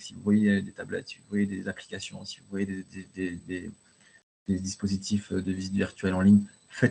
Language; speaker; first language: French; native; French